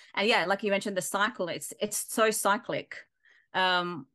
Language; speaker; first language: English; native; English